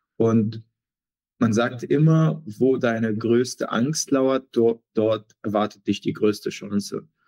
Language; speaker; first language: German; non-native, fluent; Arabic